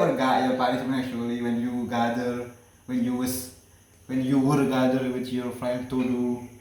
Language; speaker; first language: English; non-native, learner; Indonesian